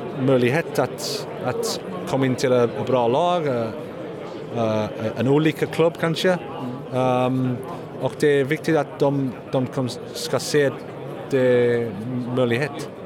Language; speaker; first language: Swedish; non-native, learner; English